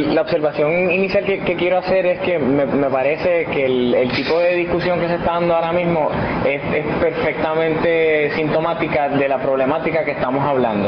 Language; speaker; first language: Spanish; native; Spanish